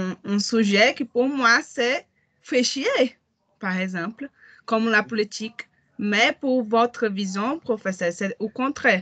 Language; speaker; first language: French; non-native, learner; Portuguese